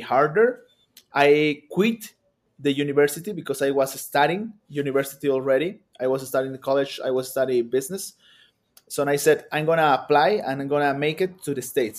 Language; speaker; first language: English; non-native, fluent; Spanish